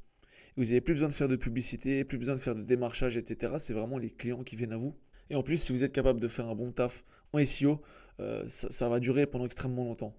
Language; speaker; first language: French; native; French